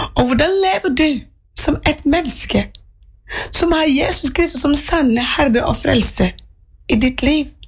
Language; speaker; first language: Norwegian; non-native, fluent; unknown